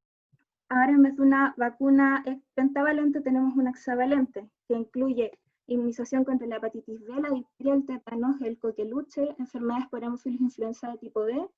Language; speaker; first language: Spanish; native; Spanish